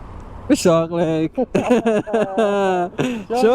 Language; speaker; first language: Arabic; native; Arabic